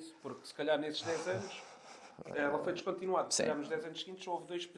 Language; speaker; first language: Portuguese; native; Portuguese